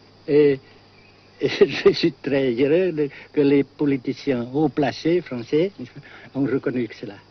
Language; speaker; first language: French; non-native, local second language; Vietnamese